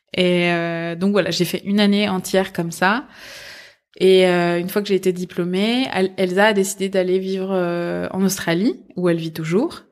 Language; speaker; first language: French; early bilingual, other home language; Persian